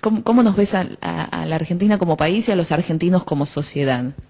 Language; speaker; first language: Spanish; native; Spanish